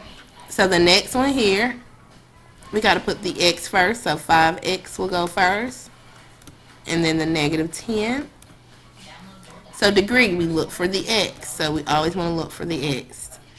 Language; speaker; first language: English; native; English